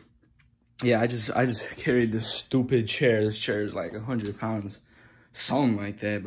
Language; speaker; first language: English; native; English